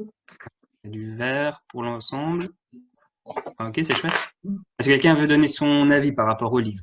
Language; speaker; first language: French; native; French